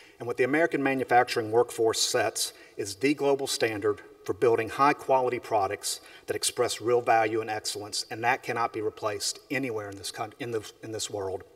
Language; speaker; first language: English; native; English